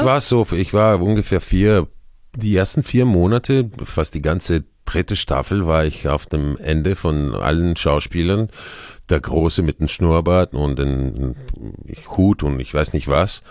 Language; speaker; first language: German; non-native, fluent; Croatian